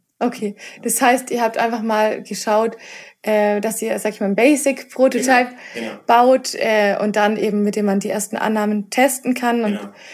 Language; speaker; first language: German; native; German